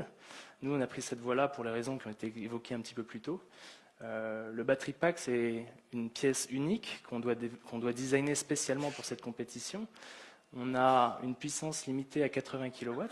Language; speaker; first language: French; native; French